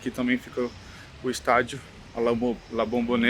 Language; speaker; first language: Portuguese; native; Portuguese